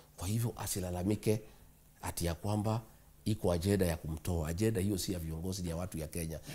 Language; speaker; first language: Swahili; non-native, local second language; Kikuyu